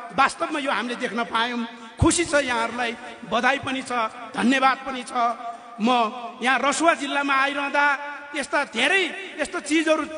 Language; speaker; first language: Nepali; non-native, local second language; Eastern Tamang